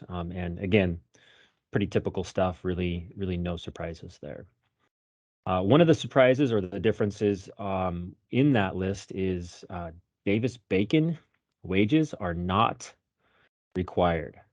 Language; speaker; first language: English; native; English